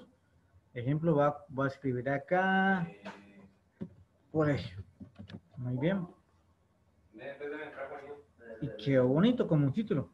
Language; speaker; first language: Spanish; native; Spanish